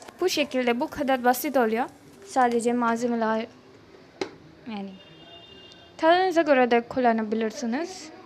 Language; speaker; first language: Turkish; non-native, learner; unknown